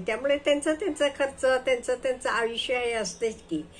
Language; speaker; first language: Marathi; non-native, fluent; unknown